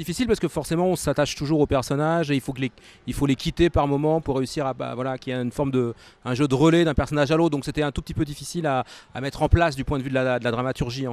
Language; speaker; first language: French; native; French